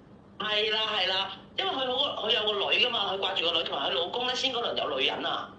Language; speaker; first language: Cantonese; native; Cantonese